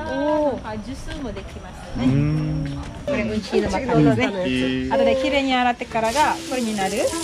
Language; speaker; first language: Japanese; non-native, learner; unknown